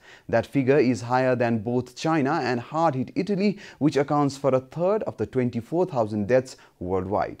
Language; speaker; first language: English; non-native, fluent; Nepali